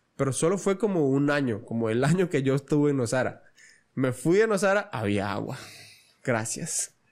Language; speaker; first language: Spanish; native; Spanish